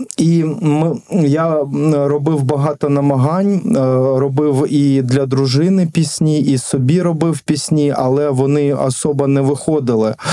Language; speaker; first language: Ukrainian; non-native, local second language; Russian